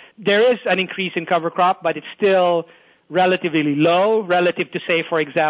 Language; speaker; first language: English; non-native, local second language; Filipino